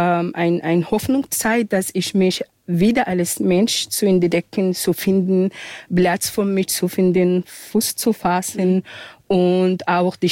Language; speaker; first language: German; non-native, fluent; Arabic